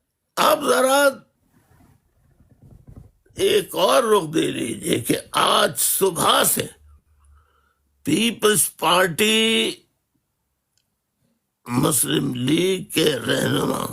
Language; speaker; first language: Urdu; native; Urdu